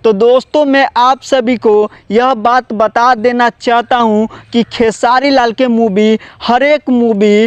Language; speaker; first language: Hindi; non-native, local second language; Bhojpuri